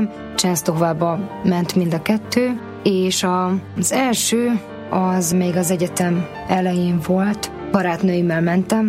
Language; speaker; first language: Hungarian; native; Hungarian